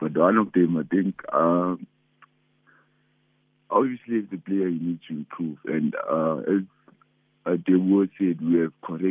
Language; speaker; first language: English; non-native, local second language; Venda